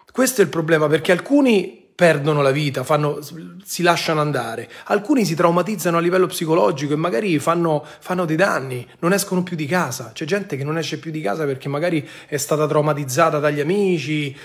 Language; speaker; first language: Italian; native; Italian